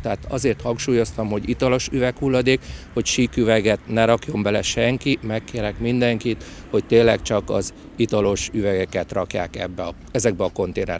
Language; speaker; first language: Hungarian; native; Hungarian